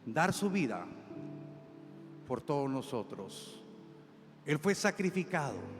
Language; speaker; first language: Spanish; native; Spanish